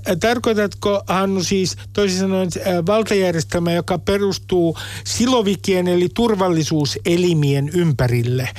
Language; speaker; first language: Finnish; native; Finnish